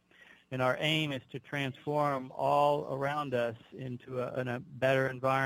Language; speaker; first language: English; native; English